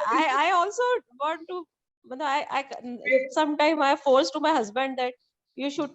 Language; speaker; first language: English; non-native, learner; Hindi